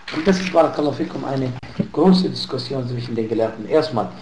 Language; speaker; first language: German; non-native, fluent; Arabic